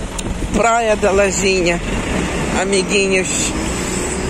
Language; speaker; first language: Portuguese; non-native, learner; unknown